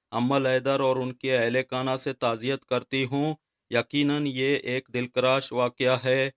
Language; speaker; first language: Urdu; non-native, local second language; Baluchi